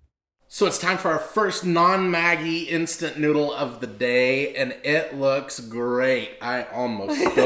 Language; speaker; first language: English; native; English